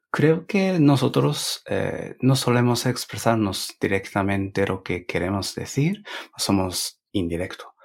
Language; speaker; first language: Spanish; non-native, fluent; Japanese